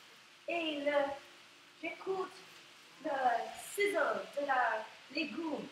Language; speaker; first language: French; non-native, learner; English